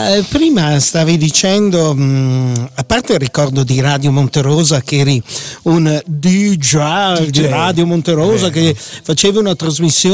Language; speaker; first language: Italian; native; Italian